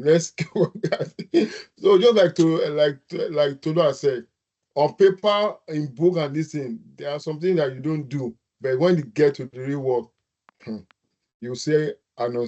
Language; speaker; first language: English; non-native, local second language; Yoruba